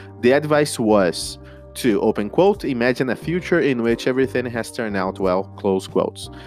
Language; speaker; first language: English; non-native, fluent; Portuguese